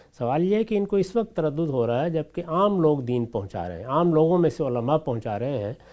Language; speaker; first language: Urdu; non-native, local second language; Punjabi